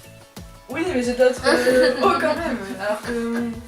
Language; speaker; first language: French; native; French